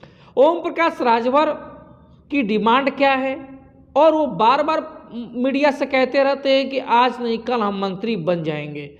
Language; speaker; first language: Hindi; native; Hindi